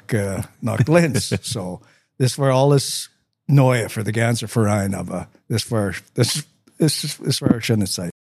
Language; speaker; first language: German; non-native, learner; English